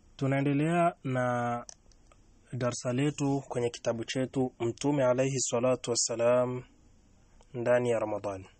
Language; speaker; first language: Swahili; native; Swahili